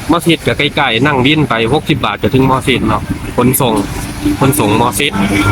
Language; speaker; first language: Thai; native; Thai